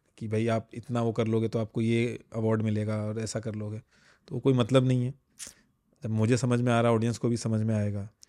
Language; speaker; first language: Hindi; native; Hindi